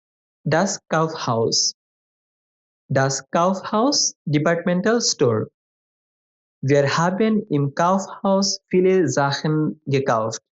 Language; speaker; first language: German; non-native, fluent; Bangla